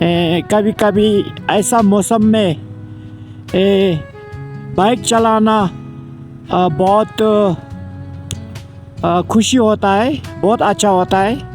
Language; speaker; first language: Hindi; non-native, fluent; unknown